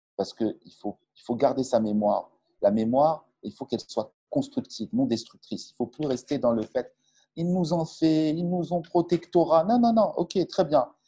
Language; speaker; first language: French; non-native, local second language; Arabic